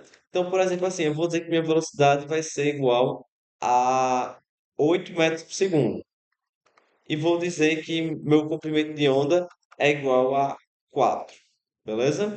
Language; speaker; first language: Portuguese; native; Portuguese